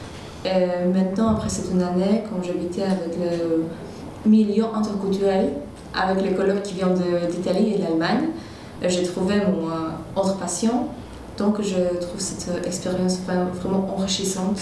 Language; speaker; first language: French; non-native, fluent; Polish